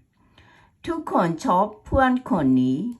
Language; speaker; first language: Thai; non-native, fluent; Burmese